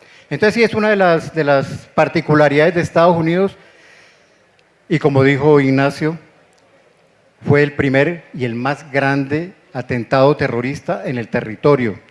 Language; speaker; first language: Spanish; native; Spanish